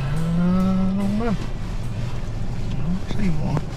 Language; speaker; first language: English; native; English